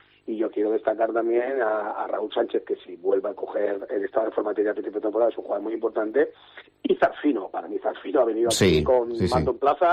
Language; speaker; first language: Spanish; native; Spanish